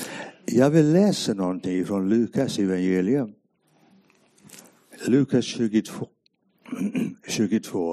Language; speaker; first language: Swedish; non-native, fluent; English